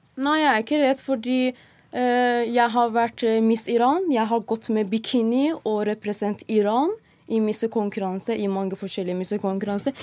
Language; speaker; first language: Norwegian; non-native, fluent; Persian